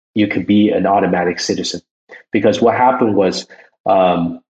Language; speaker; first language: English; early bilingual, other home language; Chinese